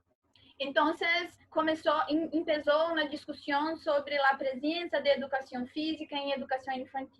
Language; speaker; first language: Spanish; non-native, learner; Portuguese